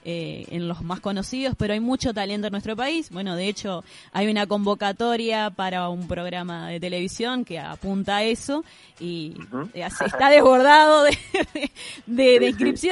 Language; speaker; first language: Spanish; native; Spanish